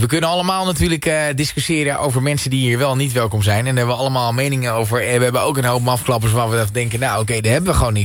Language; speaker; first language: Dutch; native; Dutch